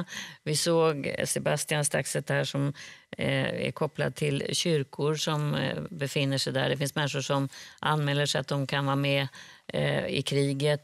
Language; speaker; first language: Swedish; native; Swedish